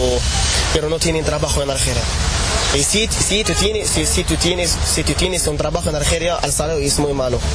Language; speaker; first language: Spanish; non-native, learner; Arabic